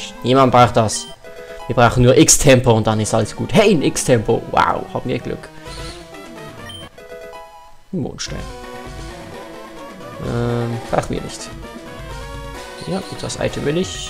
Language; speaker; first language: German; native; German